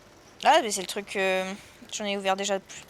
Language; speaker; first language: French; native; French